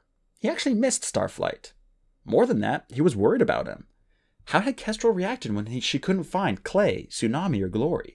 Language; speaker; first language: English; native; English